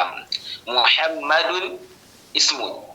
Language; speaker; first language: Arabic; non-native, learner; Hausa